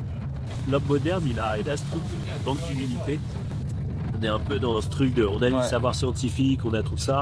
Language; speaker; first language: French; native; French